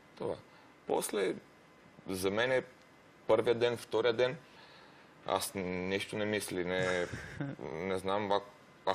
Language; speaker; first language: Bulgarian; non-native, learner; Romanian